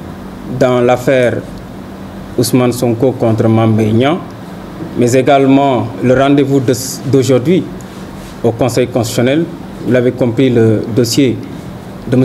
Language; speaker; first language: French; non-native, local second language; Wolof